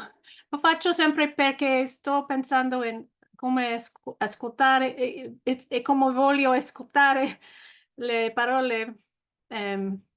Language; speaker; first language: Italian; non-native, learner; English